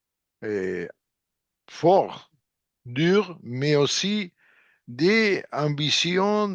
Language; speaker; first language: French; non-native, fluent; Portuguese